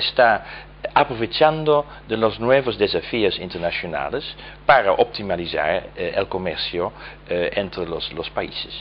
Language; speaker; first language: Spanish; non-native, fluent; Dutch